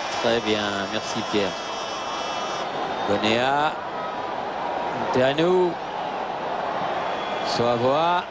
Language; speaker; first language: French; native; French